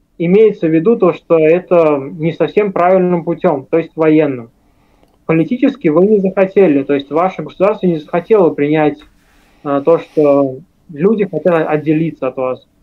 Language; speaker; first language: Russian; native; Russian